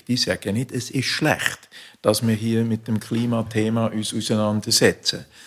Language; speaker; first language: German; native; German